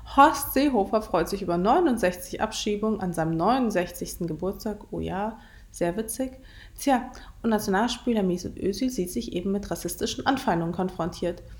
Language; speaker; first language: German; early bilingual, other home language; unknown